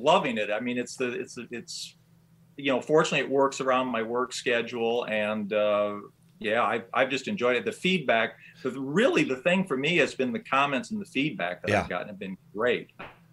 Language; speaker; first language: English; native; English